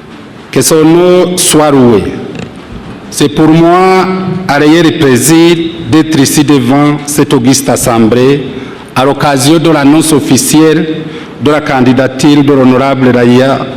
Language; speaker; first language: French; non-native, local second language; Rundi